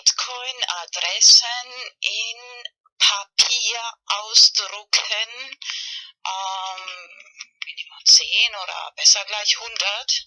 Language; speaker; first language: German; non-native, learner; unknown